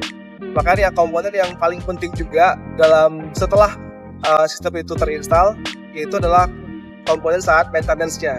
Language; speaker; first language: Indonesian; native; Indonesian